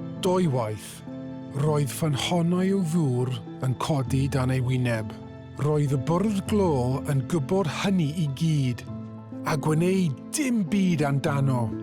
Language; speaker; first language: Welsh; non-native, local second language; English